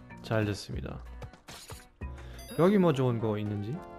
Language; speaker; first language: Korean; non-native, fluent; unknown